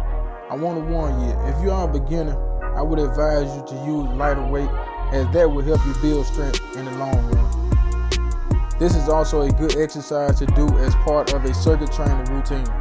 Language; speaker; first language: English; native; English